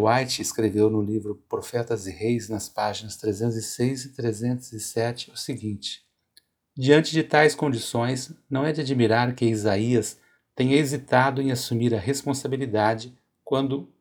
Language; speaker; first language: Portuguese; native; Portuguese